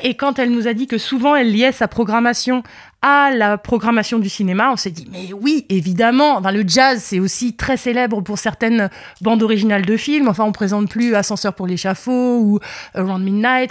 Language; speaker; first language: French; native; French